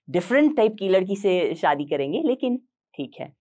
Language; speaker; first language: Hindi; non-native, fluent; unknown